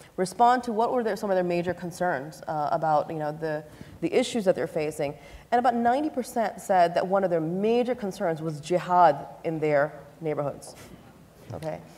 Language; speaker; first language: English; native; English